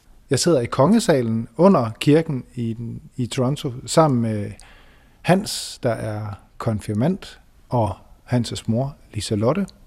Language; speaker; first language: Danish; native; Danish